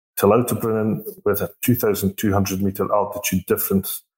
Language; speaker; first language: English; native; English